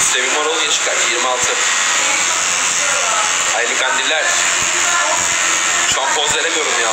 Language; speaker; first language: Turkish; native; Turkish